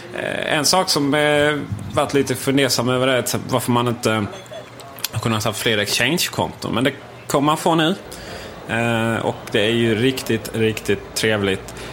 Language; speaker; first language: Swedish; native; Swedish